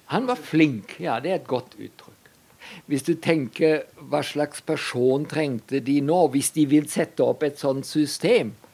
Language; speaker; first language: Norwegian; non-native, fluent; German